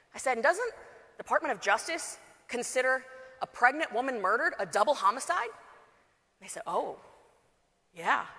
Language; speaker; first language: English; native; English